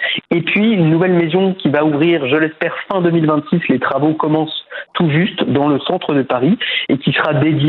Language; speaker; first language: French; native; French